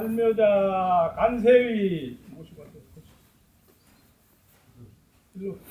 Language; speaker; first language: Korean; native; Korean